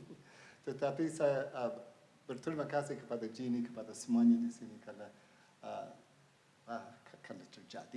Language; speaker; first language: Indonesian; non-native, fluent; English